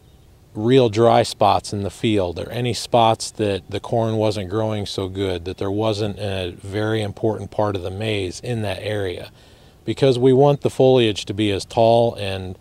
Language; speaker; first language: English; native; English